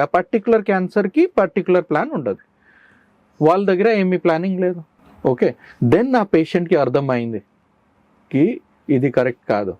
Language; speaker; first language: Telugu; non-native, learner; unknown